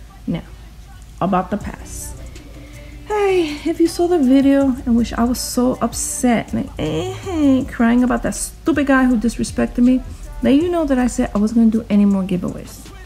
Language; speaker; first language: English; native; English